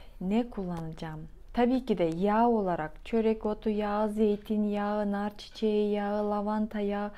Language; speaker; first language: Turkish; non-native, fluent; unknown